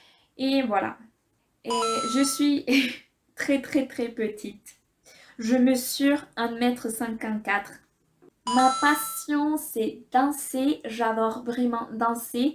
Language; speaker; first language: French; non-native, fluent; Spanish